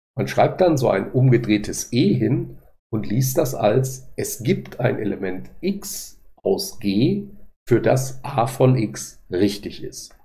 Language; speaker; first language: German; native; German